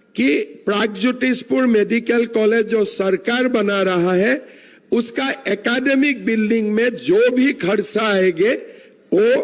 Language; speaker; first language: Hindi; non-native, local second language; Assamese